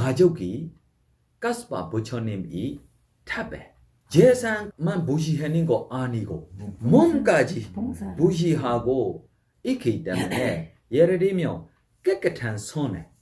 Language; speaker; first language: Korean; non-native, fluent; Burmese